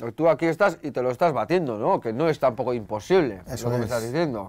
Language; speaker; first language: Spanish; native; Spanish